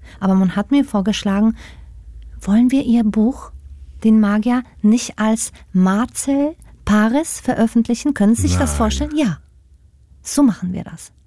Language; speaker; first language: German; non-native, fluent; Polish